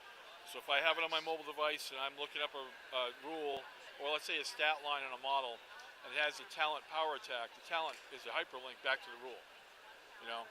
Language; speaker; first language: English; native; English